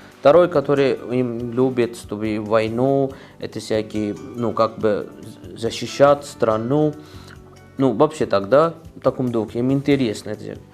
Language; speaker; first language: Russian; non-native, learner; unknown